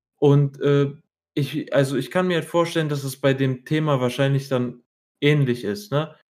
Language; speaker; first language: German; early bilingual, other home language; Arabic